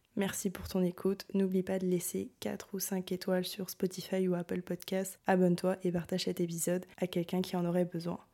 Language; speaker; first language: French; native; French